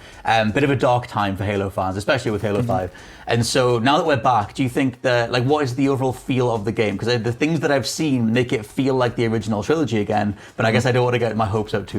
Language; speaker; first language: English; native; English